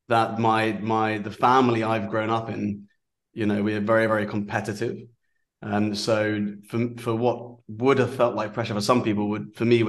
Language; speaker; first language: English; native; English